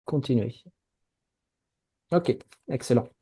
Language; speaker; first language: French; non-native, fluent; Azerbaijani